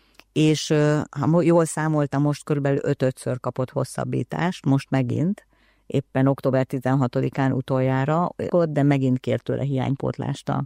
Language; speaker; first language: Hungarian; native; Hungarian